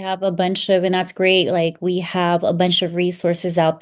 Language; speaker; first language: English; native; English